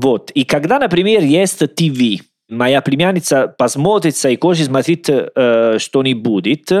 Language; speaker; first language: Russian; non-native, learner; Italian